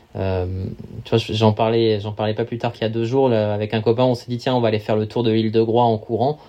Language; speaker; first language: French; native; French